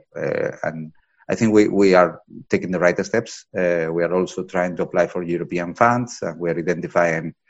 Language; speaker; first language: English; non-native, fluent; Spanish